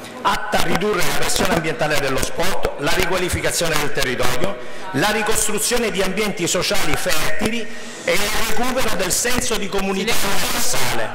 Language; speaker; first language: Italian; native; Italian